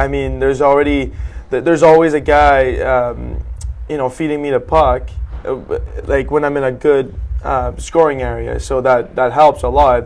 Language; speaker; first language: English; native; English